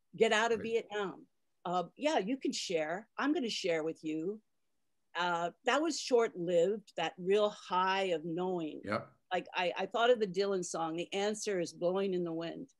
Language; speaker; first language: English; native; English